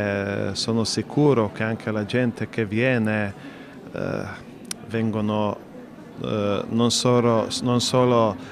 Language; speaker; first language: Italian; non-native, learner; Slovenian